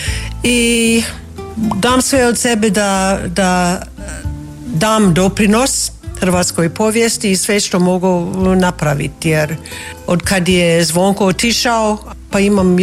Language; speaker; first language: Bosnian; non-native, fluent; English